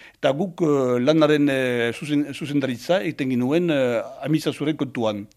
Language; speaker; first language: Basque; non-native, local second language; French